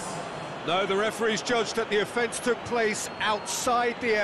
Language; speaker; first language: English; native; English